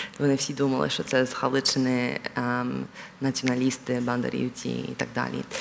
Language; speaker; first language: Ukrainian; early bilingual, heritage; Ukrainian